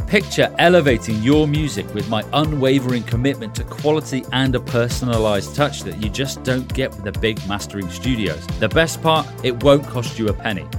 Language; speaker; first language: English; native; English